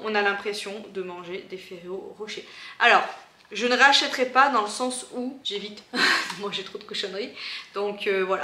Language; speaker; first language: French; native; French